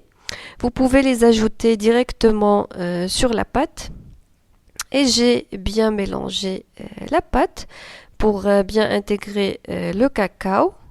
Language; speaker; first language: French; non-native, local second language; Arabic